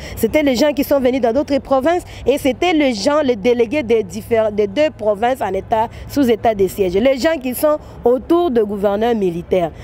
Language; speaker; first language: French; non-native, local second language; Swahili